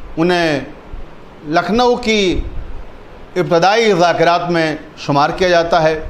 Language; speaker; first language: Urdu; native; Urdu